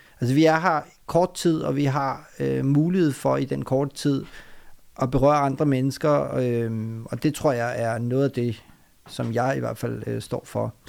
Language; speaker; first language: Danish; early bilingual, other home language; Urdu